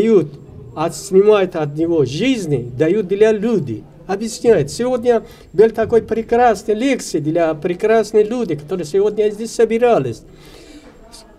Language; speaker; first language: Russian; non-native, learner; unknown